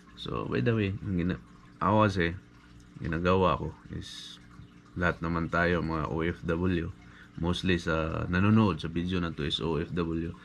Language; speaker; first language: Filipino; non-native, local second language; Cebuano